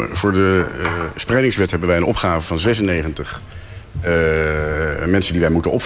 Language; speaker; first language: Dutch; native; Dutch